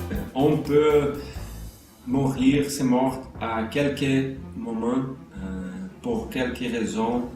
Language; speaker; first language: French; non-native, learner; Portuguese